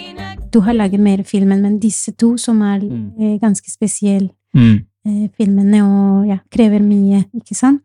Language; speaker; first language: Norwegian; non-native, fluent; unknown